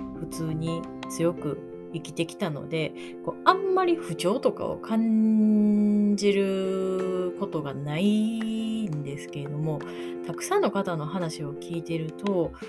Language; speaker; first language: Japanese; native; Japanese